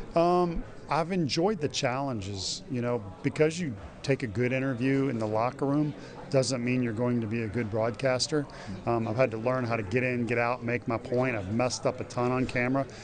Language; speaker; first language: English; native; English